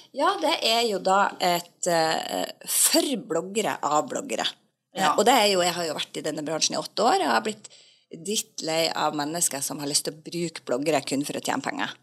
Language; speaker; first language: Norwegian; native; Norwegian